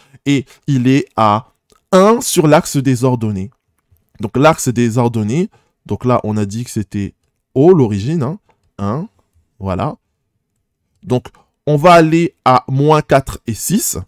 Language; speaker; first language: French; native; French